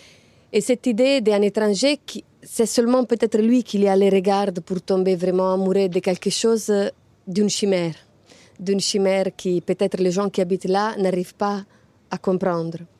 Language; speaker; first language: French; non-native, fluent; Italian